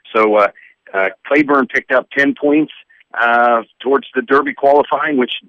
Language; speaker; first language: English; native; English